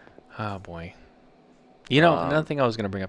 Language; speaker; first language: English; native; English